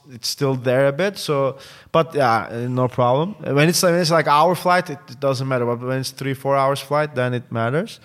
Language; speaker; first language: English; non-native, fluent; Turkish